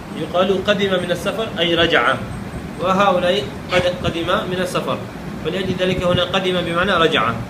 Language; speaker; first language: Arabic; non-native, fluent; Urdu